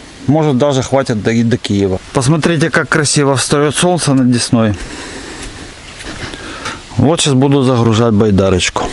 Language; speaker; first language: Russian; native; Russian